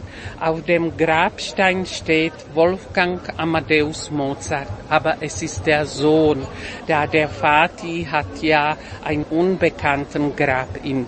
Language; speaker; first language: German; non-native, fluent; Czech